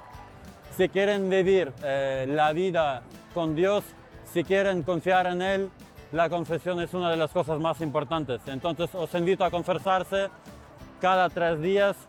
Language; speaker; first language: Spanish; non-native, fluent; Ukrainian